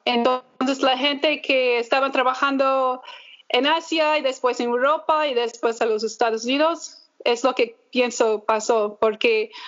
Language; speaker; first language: Spanish; early bilingual, heritage; English